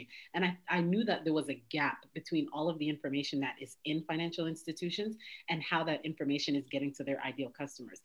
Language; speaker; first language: English; native; English